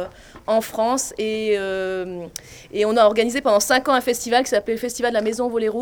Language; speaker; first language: French; native; French